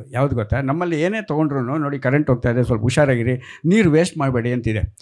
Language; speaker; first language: Kannada; native; Kannada